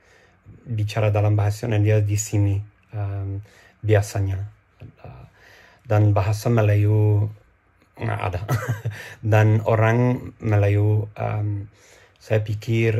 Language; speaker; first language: Indonesian; non-native, learner; English